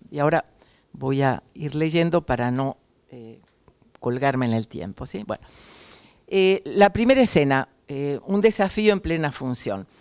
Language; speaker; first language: Spanish; native; Spanish